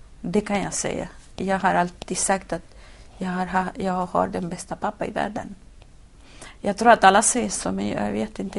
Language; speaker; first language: Swedish; non-native, fluent; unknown